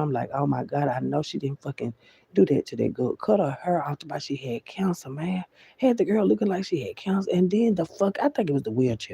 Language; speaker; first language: English; native; English